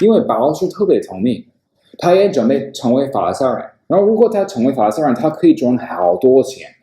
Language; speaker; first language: Chinese; non-native, fluent; English